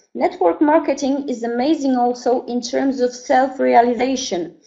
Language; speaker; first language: English; non-native, fluent; Polish